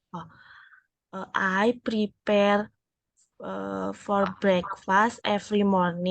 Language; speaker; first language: English; non-native, learner; Indonesian